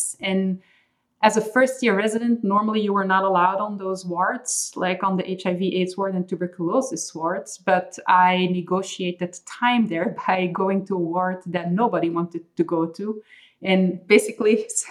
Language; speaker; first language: English; non-native, fluent; Dutch